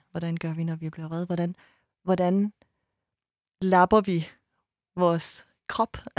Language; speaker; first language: Danish; early bilingual, other home language; Persian